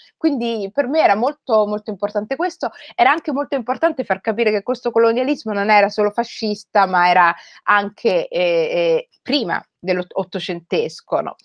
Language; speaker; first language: Italian; native; Italian